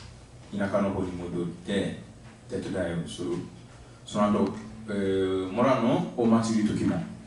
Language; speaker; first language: Japanese; non-native, fluent; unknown